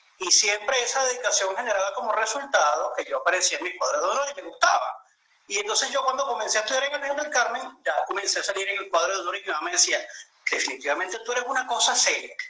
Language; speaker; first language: Spanish; native; Spanish